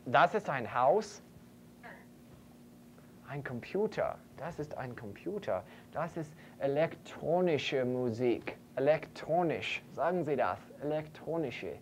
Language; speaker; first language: German; non-native, fluent; English